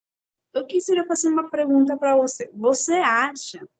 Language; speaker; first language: Portuguese; non-native, fluent; Spanish